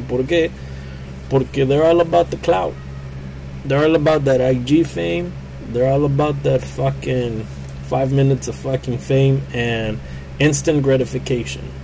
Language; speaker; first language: English; early bilingual, other home language; Spanish